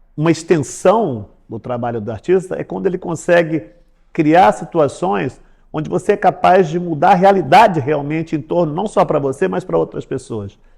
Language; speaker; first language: Portuguese; native; Portuguese